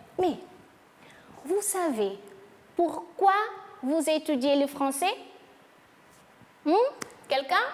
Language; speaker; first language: French; non-native, fluent; Portuguese